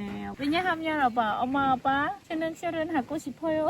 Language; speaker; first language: Korean; non-native, learner; Khmer